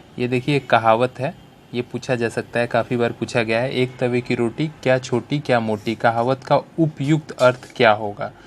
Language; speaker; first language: Hindi; native; Hindi